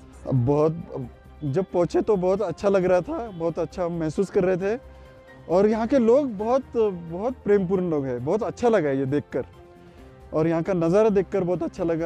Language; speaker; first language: Hindi; non-native, local second language; Marathi